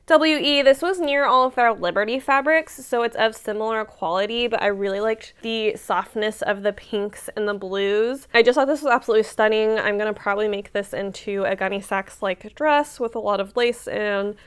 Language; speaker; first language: English; native; English